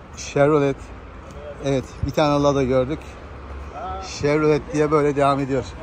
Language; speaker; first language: Turkish; early bilingual, heritage; Turkish